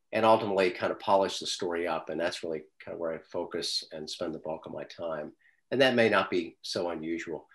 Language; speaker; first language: English; native; English